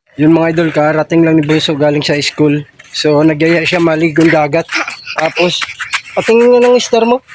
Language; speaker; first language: Filipino; non-native, local second language; Cebuano